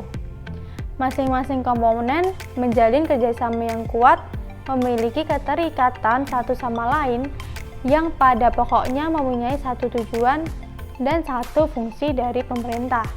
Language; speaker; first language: Indonesian; native; Indonesian